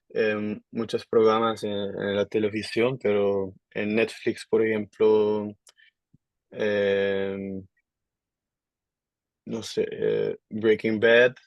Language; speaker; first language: Spanish; non-native, learner; Dutch